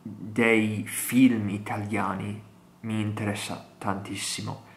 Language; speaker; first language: Italian; non-native, learner; English